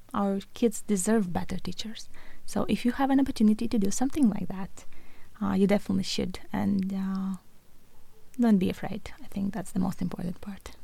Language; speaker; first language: English; non-native, fluent; Latvian